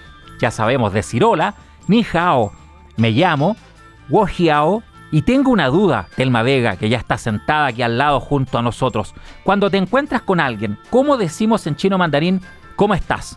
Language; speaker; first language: Spanish; native; Spanish